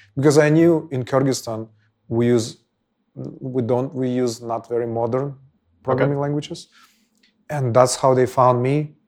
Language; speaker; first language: English; non-native, fluent; Russian